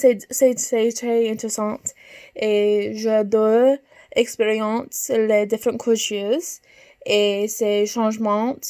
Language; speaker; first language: French; non-native, learner; English